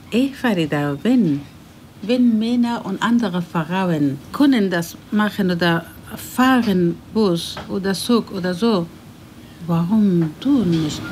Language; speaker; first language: German; non-native, learner; Persian